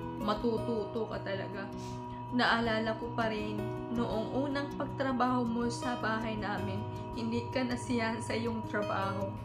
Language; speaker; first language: Filipino; native; Filipino